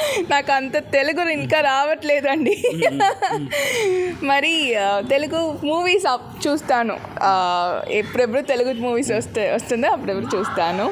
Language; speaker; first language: Telugu; non-native, learner; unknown